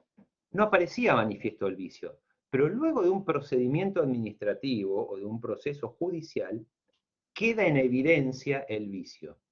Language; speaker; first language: Spanish; native; Spanish